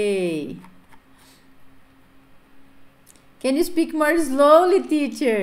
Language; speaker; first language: English; non-native, fluent; Portuguese